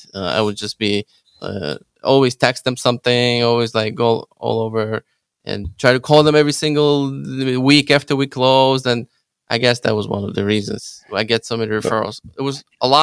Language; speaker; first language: English; non-native, fluent; Ukrainian